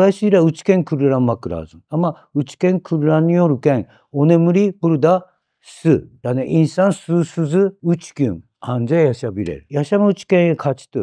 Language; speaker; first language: Turkish; non-native, fluent; Japanese